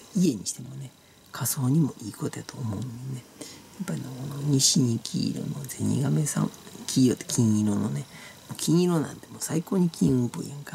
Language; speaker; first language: Japanese; native; Japanese